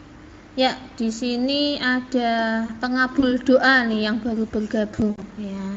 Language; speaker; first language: Indonesian; native; Indonesian